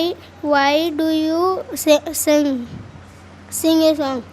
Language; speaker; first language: English; non-native, learner; Hindi